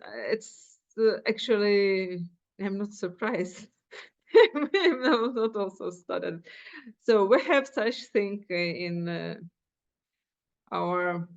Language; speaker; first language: English; non-native, fluent; Ukrainian